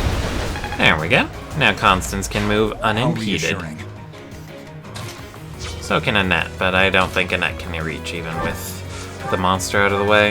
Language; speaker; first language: English; native; English